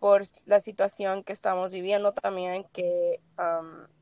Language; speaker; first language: Spanish; early bilingual, heritage; Spanish